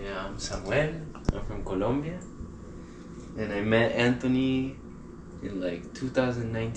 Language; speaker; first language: English; early bilingual, other home language; Spanish